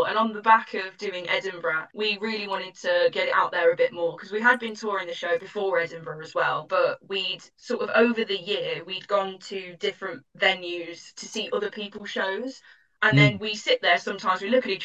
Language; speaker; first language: English; native; English